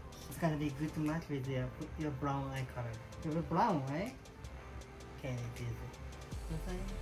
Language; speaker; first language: English; non-native, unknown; Japanese